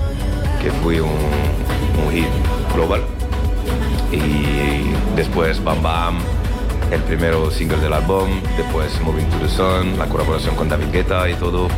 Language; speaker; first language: Spanish; non-native, learner; French